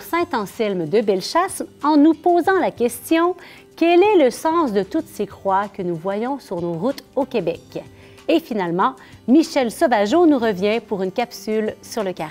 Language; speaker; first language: French; native; French